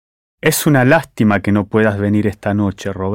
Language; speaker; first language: Spanish; non-native, learner; English